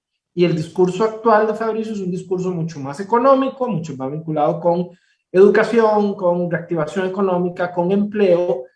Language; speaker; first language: Spanish; native; Spanish